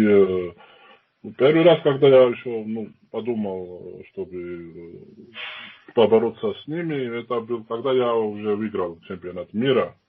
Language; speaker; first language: Russian; non-native, fluent; Georgian